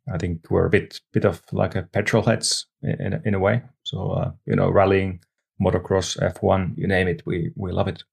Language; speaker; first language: English; non-native, fluent; Finnish